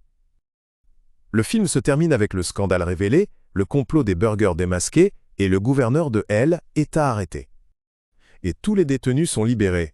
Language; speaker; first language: French; native; French